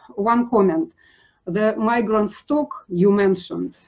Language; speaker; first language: English; non-native, fluent; Russian